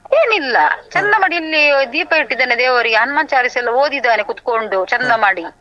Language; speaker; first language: Kannada; native; Kannada